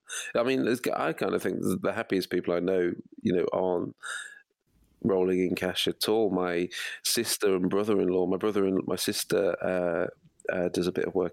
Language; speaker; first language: English; native; English